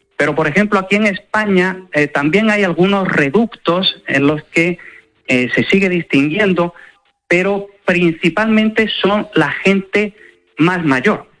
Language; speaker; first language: Spanish; native; Spanish